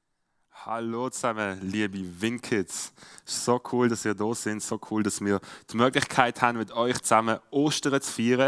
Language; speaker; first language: German; native; German